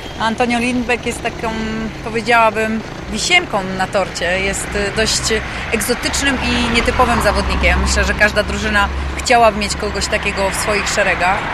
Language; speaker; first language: Polish; native; Polish